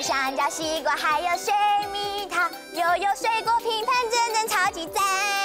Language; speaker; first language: Chinese; native; Chinese